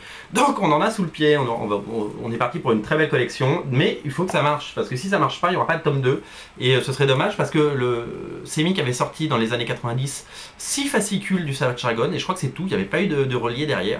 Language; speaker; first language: French; native; French